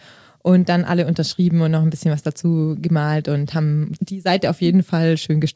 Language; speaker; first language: German; native; German